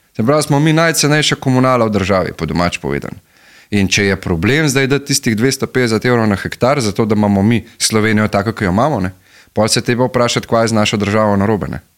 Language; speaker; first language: Slovenian; native; Slovenian